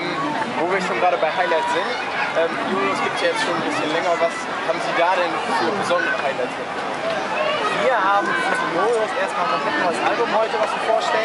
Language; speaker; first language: German; native; German